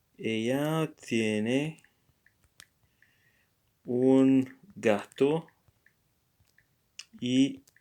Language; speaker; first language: Spanish; non-native, learner; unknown